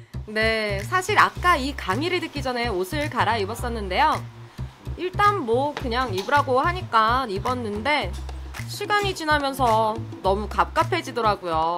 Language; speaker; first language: Korean; native; Korean